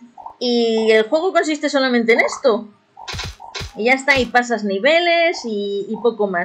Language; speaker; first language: Spanish; native; Spanish